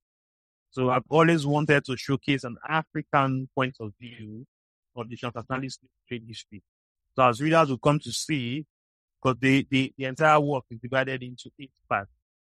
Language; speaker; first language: English; non-native, local second language; Igbo